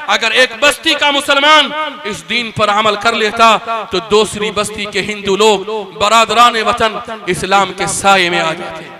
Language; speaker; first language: Urdu; native; Urdu